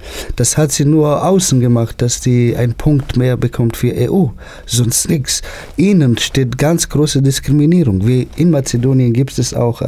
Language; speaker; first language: German; non-native, fluent; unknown